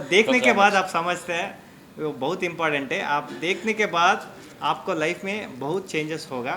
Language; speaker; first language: Hindi; non-native, local second language; Kannada